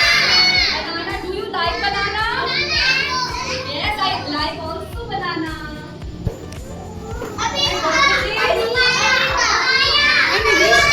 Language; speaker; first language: English; non-native, local second language; Hindi